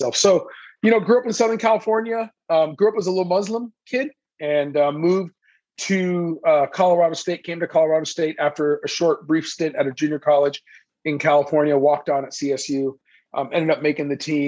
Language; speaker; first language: English; early bilingual, other home language; Persian